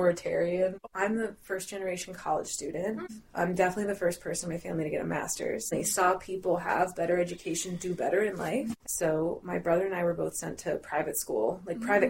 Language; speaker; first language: English; non-native, local second language; French